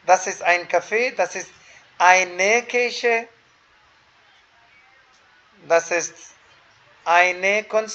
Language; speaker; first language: German; non-native, fluent; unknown